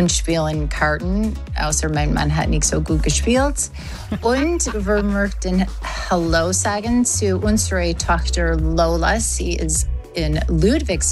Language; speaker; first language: German; non-native, learner; English